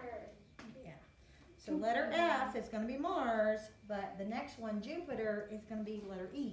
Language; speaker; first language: English; native; English